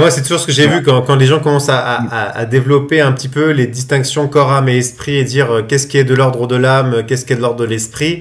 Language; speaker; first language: French; native; French